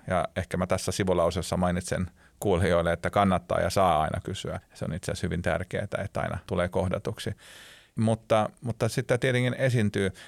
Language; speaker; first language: Finnish; non-native, local second language; Swedish